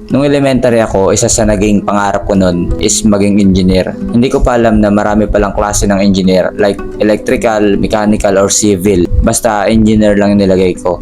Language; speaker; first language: Filipino; non-native, local second language; Bikol